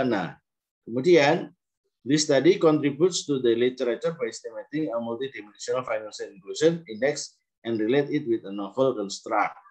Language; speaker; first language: English; non-native, fluent; Indonesian